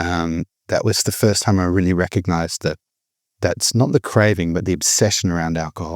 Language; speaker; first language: English; native; English